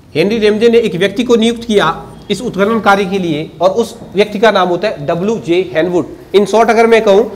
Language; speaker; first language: Hindi; native; Hindi